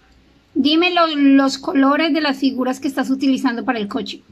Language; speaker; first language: Spanish; native; Spanish